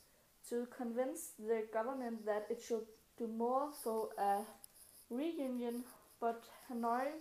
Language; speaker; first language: English; non-native, learner; Danish